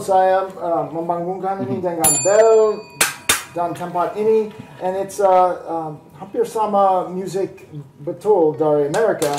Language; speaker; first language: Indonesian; non-native, learner; English